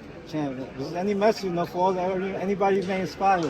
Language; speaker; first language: English; native; English